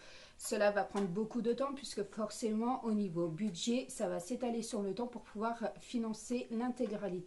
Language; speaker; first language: French; native; French